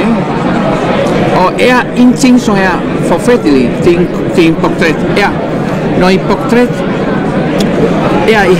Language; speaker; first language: Danish; non-native, fluent; Spanish